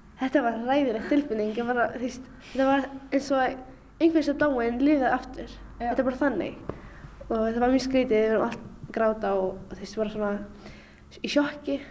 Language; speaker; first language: Icelandic; non-native, fluent; Arabic